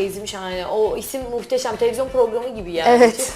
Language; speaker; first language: Turkish; native; Turkish